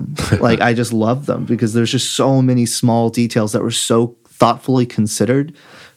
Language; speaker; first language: English; native; English